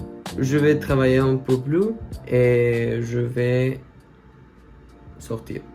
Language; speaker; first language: French; non-native, learner; Spanish